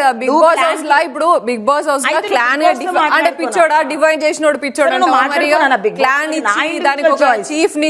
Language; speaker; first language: Telugu; native; Telugu